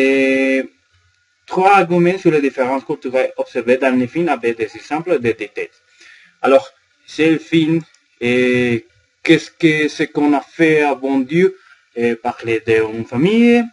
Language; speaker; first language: French; non-native, learner; Spanish